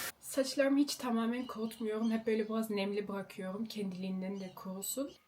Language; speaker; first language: Turkish; early bilingual, heritage; Turkish